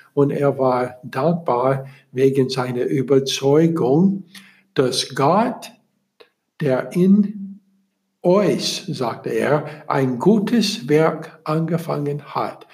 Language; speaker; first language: German; non-native, learner; English